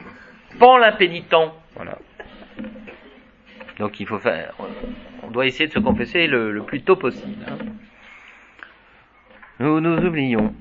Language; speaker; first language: French; native; French